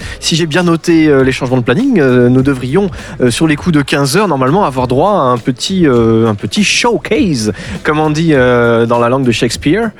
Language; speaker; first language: French; native; French